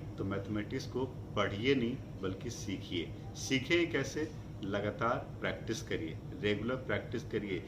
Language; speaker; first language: Hindi; native; Hindi